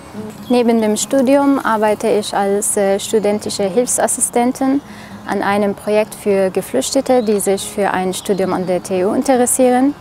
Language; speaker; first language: German; non-native, fluent; Arabic